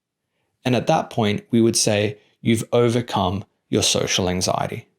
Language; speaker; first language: English; native; English